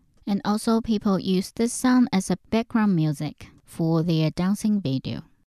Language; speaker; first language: English; non-native, fluent; Chinese